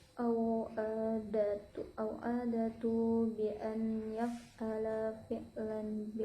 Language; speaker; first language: Arabic; non-native, learner; Indonesian